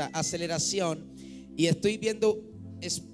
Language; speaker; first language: Spanish; native; Spanish